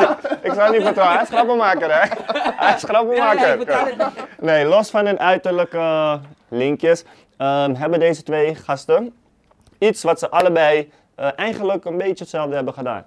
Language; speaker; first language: Dutch; native; Dutch